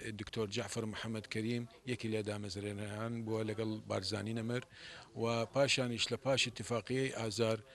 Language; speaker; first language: Central Kurdish; non-native, local second language; Southern Kurdish